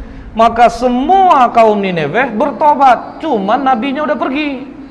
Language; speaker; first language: Indonesian; native; Indonesian